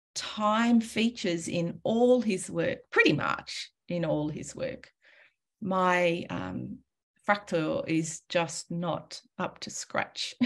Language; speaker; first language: English; native; English